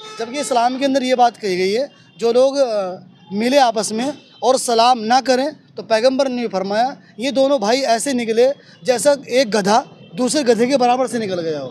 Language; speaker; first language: Hindi; native; Hindi